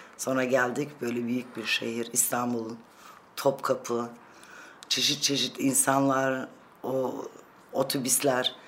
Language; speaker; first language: Turkish; early bilingual, other home language; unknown